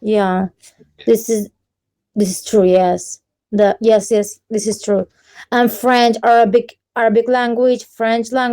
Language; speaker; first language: English; non-native, learner; Turkish